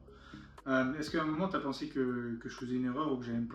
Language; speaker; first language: French; native; French